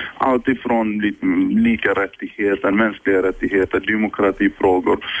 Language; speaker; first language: Swedish; early bilingual, other home language; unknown